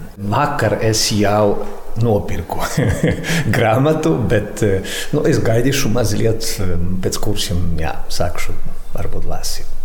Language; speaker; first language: Latvian; non-native, fluent; Swedish